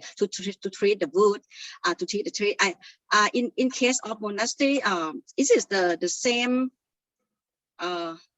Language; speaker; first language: English; non-native, fluent; Thai